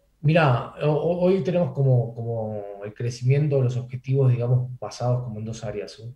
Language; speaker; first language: Spanish; native; Spanish